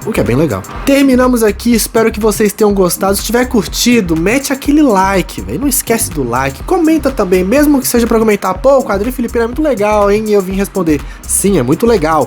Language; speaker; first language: Portuguese; native; Portuguese